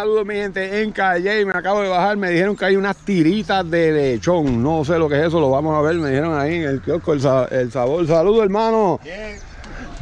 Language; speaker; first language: Spanish; native; Spanish